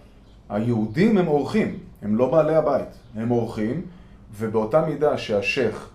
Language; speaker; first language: Hebrew; native; Hebrew